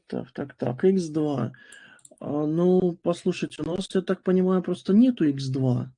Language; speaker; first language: Russian; native; Russian